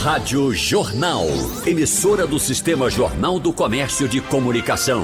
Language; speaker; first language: Portuguese; native; Portuguese